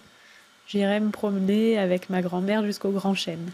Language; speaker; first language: French; native; French